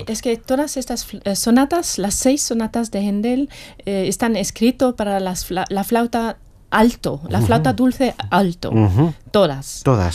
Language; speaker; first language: Spanish; non-native, fluent; German